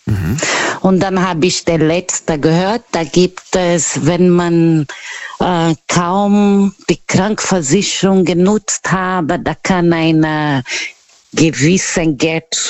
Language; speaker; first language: German; non-native, learner; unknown